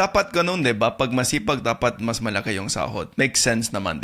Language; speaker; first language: Filipino; non-native, fluent; English